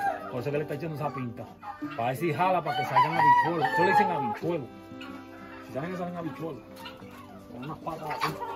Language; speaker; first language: Spanish; early bilingual, heritage; Spanish